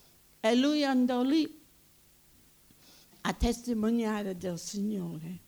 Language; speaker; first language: Italian; early bilingual, heritage; Italian